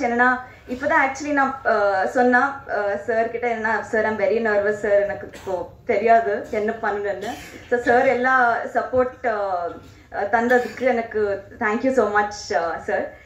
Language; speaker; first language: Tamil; non-native, learner; Telugu